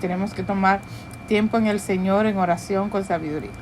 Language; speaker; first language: Spanish; early bilingual, heritage; Spanish